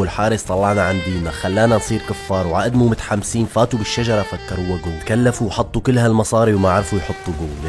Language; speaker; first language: Arabic; native; Arabic